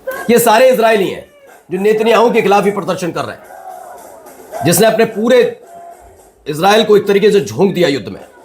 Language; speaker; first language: Hindi; native; Hindi